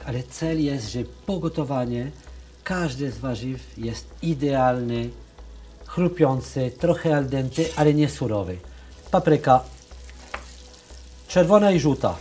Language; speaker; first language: Polish; non-native, learner; French